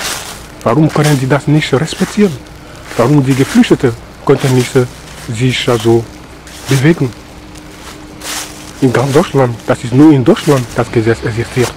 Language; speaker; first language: German; non-native, learner; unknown